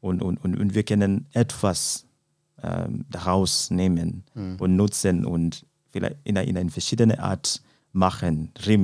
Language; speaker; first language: German; non-native, fluent; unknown